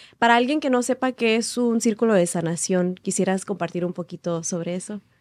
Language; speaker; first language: Spanish; early bilingual, heritage; Spanish